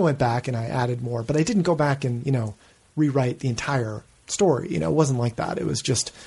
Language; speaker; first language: English; native; English